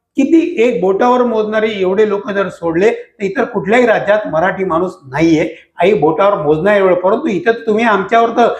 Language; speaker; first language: Marathi; native; Marathi